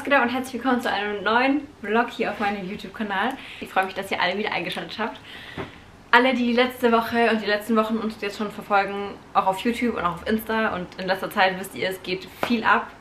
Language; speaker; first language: German; native; German